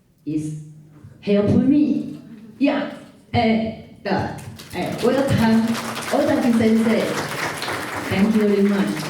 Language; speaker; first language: English; non-native, learner; Chinese